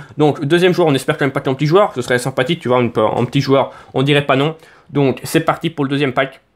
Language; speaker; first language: French; native; French